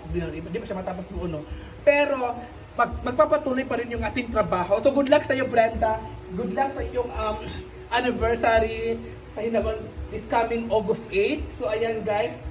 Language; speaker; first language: Filipino; native; Filipino